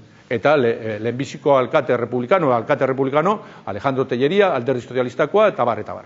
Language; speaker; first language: Basque; native; Basque